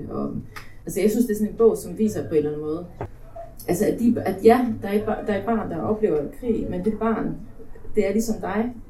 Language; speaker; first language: Danish; early bilingual, other home language; Polish